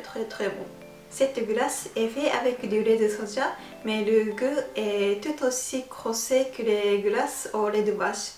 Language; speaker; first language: French; non-native, fluent; Japanese